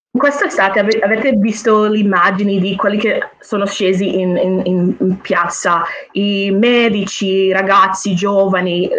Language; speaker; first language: Italian; non-native, fluent; English